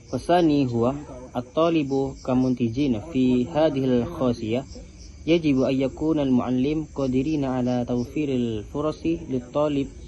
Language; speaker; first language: Arabic; non-native, learner; Indonesian